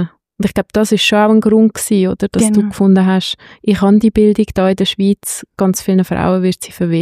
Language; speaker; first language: German; native; German